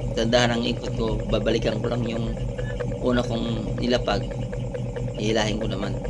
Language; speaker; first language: Filipino; non-native, local second language; Cebuano